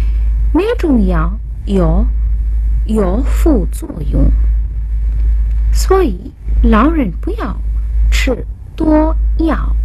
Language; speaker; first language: Chinese; non-native, fluent; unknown